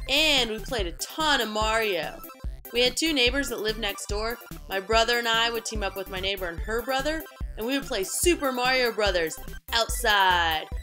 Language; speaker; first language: English; native; English